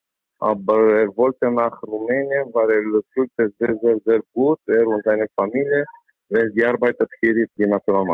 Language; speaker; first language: German; non-native, learner; Romanian